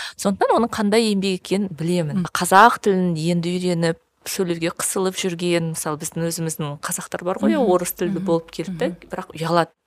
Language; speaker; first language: Kazakh; native; Kazakh